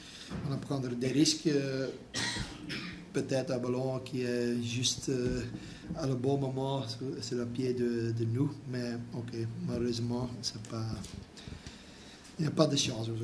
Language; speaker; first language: French; non-native, local second language; Dutch